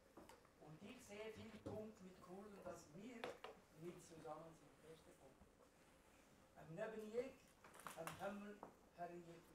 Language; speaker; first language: German; non-native, learner; Central Kurdish